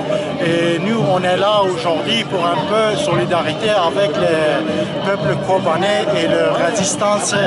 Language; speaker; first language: French; non-native, learner; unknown